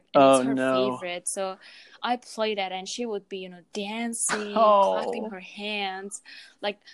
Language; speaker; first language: English; non-native, fluent; Mongolian